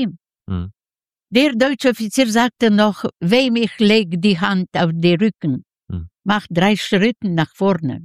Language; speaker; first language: German; non-native, learner; Yiddish